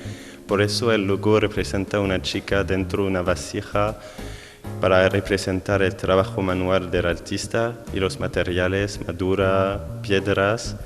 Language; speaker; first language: Spanish; non-native, learner; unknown